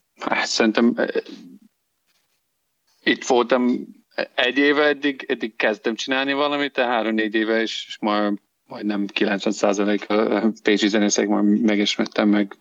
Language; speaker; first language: Hungarian; non-native, learner; English